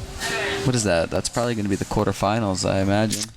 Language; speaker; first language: English; native; English